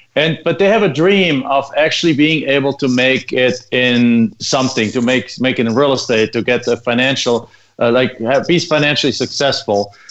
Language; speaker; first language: English; non-native, fluent; German